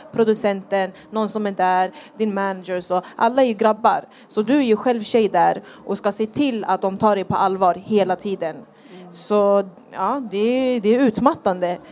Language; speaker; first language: Swedish; early bilingual, other home language; Thai